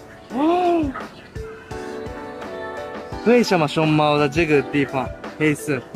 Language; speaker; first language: Chinese; non-native, learner; Japanese